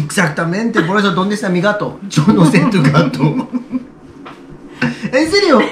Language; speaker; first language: Spanish; non-native, learner; Japanese